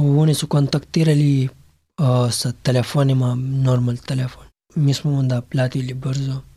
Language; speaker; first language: Serbian; non-native, learner; Pashto